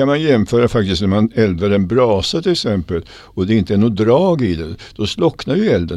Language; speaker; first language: Swedish; native; Swedish